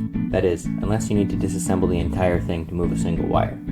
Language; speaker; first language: English; native; English